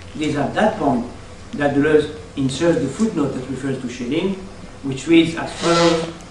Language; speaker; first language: English; non-native, fluent; French